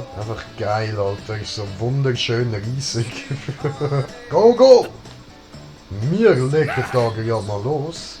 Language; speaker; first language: German; native; German